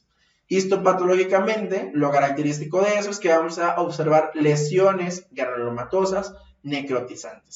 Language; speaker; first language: Spanish; native; Spanish